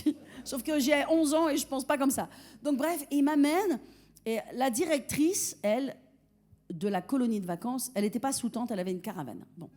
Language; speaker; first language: French; native; French